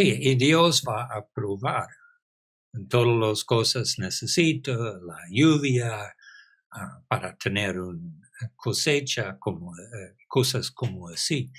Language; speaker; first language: Spanish; non-native, fluent; English